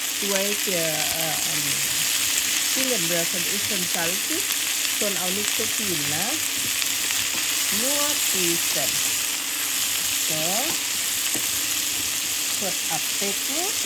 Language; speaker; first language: German; non-native, learner; Thai